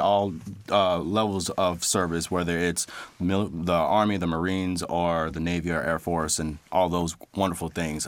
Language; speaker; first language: English; native; English